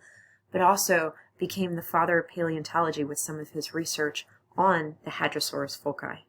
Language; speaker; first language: English; native; English